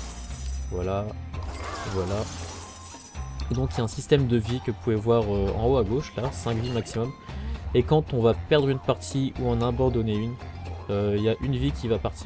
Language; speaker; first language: French; native; French